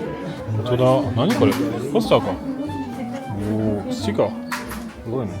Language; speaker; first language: Japanese; non-native, fluent; French